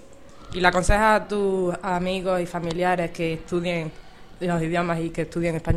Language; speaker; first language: Spanish; native; Spanish